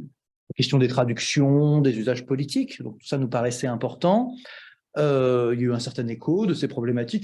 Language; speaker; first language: French; native; French